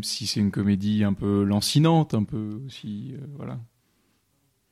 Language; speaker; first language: French; native; French